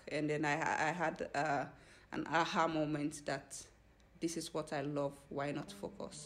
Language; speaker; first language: English; non-native, local second language; Fula